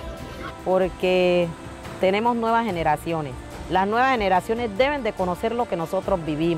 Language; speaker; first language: Spanish; native; Spanish